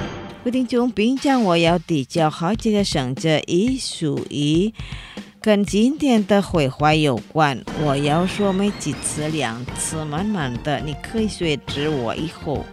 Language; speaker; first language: Chinese; non-native, learner; Indonesian